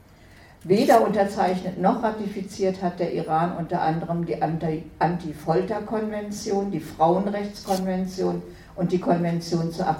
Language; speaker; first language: German; native; German